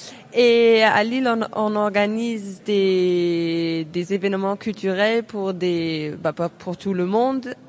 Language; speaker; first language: French; non-native, fluent; German